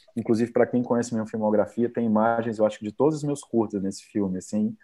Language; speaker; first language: Portuguese; native; Portuguese